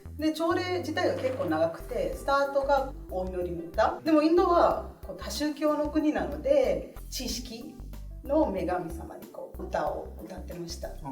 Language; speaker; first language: Japanese; non-native, fluent; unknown